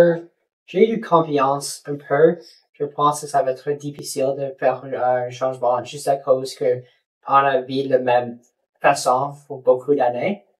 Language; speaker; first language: French; non-native, local second language; English